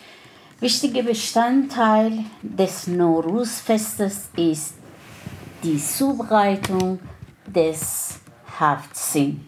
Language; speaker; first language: German; non-native, learner; Persian